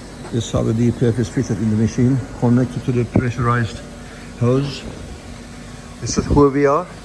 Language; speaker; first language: English; non-native, fluent; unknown